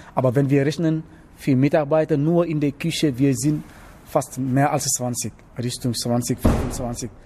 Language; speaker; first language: German; non-native, learner; Wolof